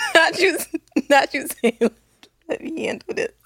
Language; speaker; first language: English; native; English